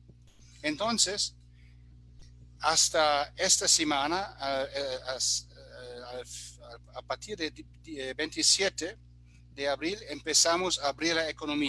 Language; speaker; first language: Spanish; non-native, fluent; German